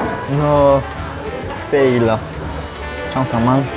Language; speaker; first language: Korean; non-native, learner; Italian